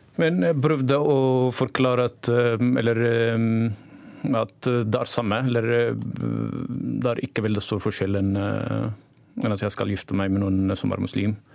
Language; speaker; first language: Norwegian; non-native, learner; Arabic